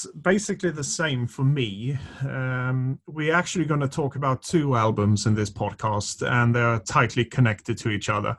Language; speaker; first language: English; non-native, fluent; Swedish